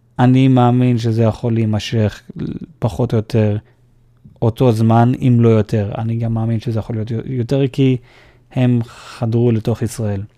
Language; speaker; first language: Hebrew; native; Hebrew